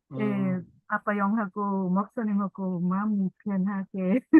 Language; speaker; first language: Korean; non-native, learner; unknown